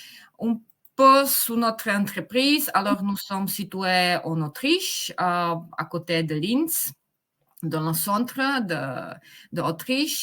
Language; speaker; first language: French; non-native, fluent; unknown